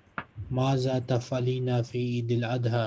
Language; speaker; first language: Arabic; non-native, fluent; Urdu